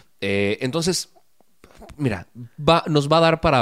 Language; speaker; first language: Spanish; native; Spanish